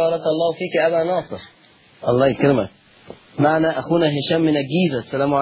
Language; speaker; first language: Arabic; native; Arabic